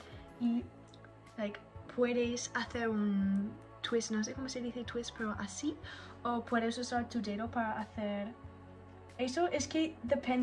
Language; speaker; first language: Spanish; non-native, learner; English